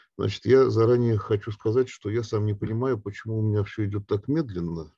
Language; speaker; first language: Russian; native; Russian